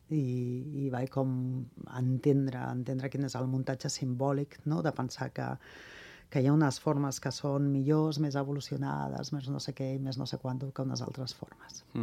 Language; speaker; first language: Catalan; non-native, local second language; Spanish